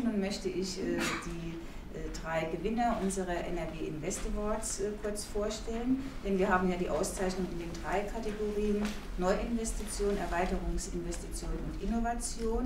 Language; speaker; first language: German; native; German